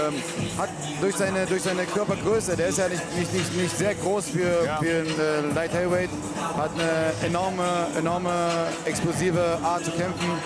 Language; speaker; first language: German; native; German